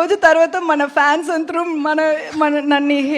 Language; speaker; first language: Telugu; non-native, learner; Tamil